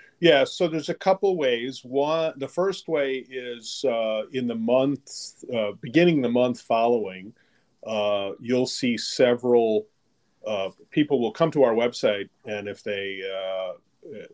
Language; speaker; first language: English; native; English